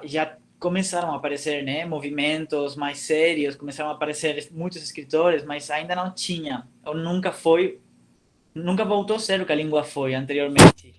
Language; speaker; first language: Portuguese; non-native, fluent; Catalan